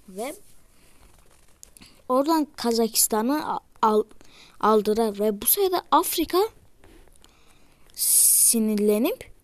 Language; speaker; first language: Turkish; early bilingual, heritage; Turkish